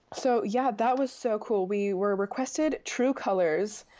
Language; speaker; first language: English; native; English